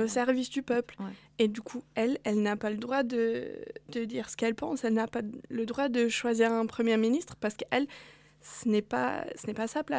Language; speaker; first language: French; non-native, fluent; English